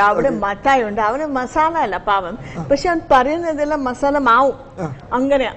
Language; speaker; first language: Malayalam; non-native, learner; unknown